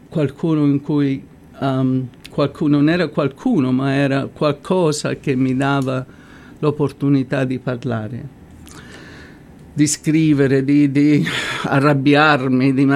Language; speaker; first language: Italian; native; Italian